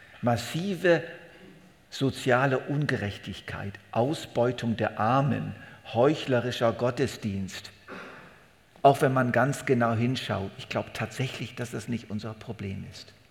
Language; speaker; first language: German; native; German